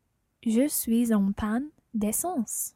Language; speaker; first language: French; non-native, learner; English